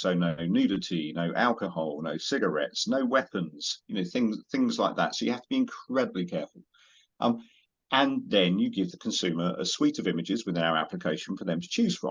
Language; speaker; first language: English; native; English